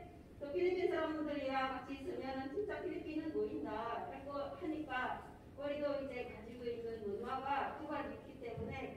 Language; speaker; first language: Korean; non-native, fluent; Filipino